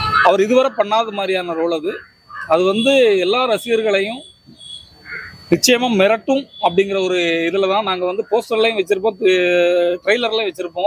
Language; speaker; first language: Tamil; native; Tamil